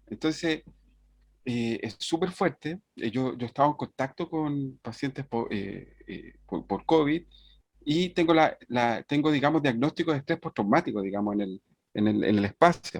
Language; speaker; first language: Spanish; native; Spanish